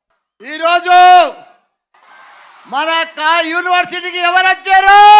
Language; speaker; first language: Telugu; native; Telugu